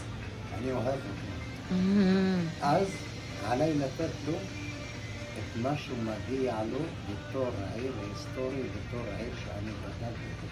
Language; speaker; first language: Hebrew; non-native, local second language; Arabic